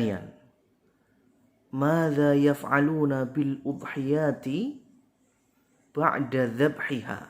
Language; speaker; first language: Arabic; non-native, fluent; Indonesian